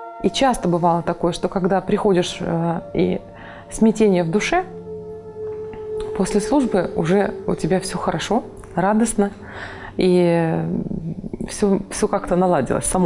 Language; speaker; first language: Russian; native; Russian